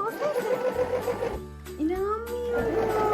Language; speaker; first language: Turkish; native; Turkish